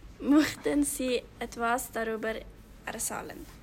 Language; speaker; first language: German; non-native, learner; Norwegian